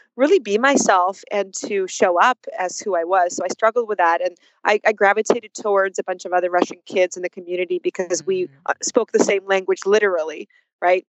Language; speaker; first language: English; early bilingual, other home language; Russian